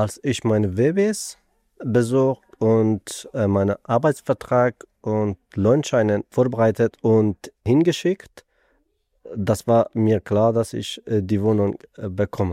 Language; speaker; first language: German; non-native, learner; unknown